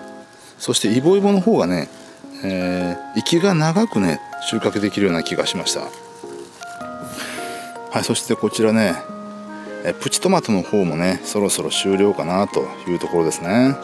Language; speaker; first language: Japanese; native; Japanese